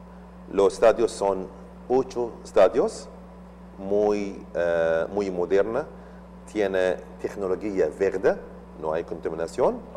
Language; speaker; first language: Spanish; non-native, learner; Arabic